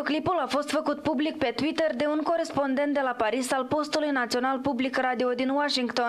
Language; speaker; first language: Romanian; native; Romanian